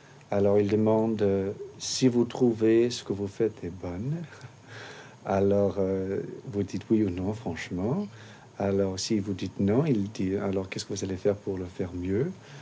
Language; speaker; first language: French; non-native, fluent; English